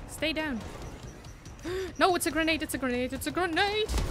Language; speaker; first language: English; non-native, fluent; German